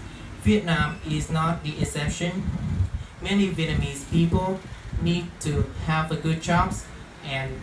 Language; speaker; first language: English; non-native, fluent; Vietnamese